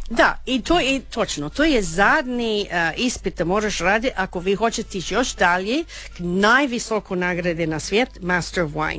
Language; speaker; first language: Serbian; early bilingual, heritage; Croatian